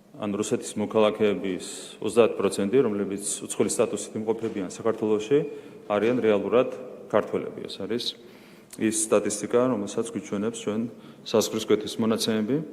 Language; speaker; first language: Georgian; native; Georgian